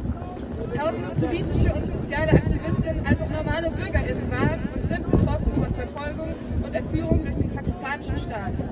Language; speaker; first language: German; native; German